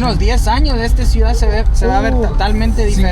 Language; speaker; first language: Spanish; early bilingual, heritage; English